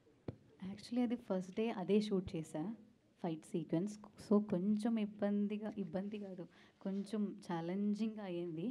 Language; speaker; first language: Telugu; non-native, fluent; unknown